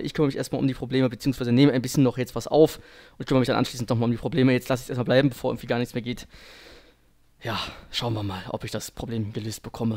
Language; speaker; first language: German; native; German